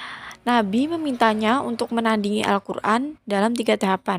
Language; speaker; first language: Indonesian; native; Indonesian